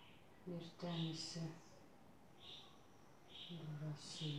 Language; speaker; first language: Turkish; non-native, learner; Russian